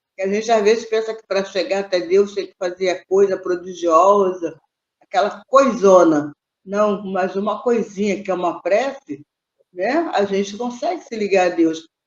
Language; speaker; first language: Portuguese; native; Portuguese